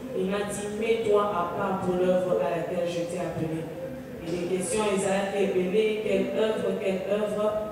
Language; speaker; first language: French; non-native, local second language; Lingala